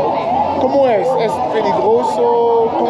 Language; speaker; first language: Spanish; non-native, learner; English